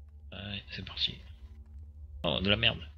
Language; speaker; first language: French; native; French